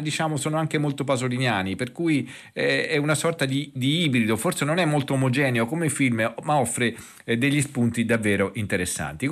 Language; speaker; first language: Italian; native; Italian